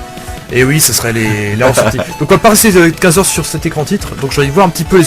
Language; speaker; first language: French; native; French